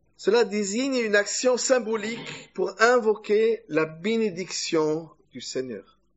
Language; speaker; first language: French; non-native, fluent; German